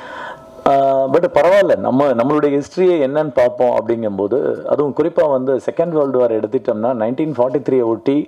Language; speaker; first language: Tamil; native; Tamil